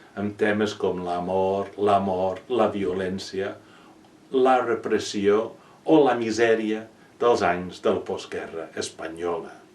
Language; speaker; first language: Catalan; non-native, fluent; English